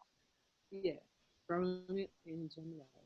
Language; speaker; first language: English; non-native, learner; Portuguese